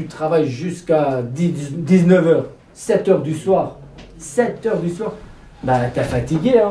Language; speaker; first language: French; non-native, fluent; Kurdish